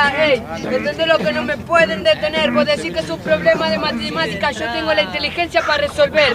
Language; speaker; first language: Spanish; native; Spanish